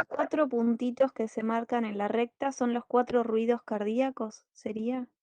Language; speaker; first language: Spanish; native; Spanish